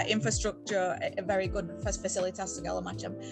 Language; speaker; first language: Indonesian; non-native, fluent; English